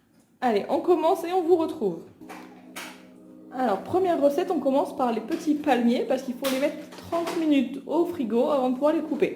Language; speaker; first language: French; native; French